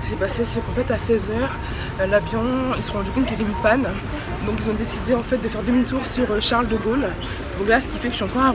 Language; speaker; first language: French; native; French